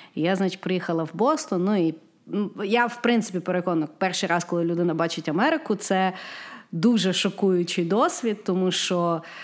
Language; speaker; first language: Ukrainian; native; Ukrainian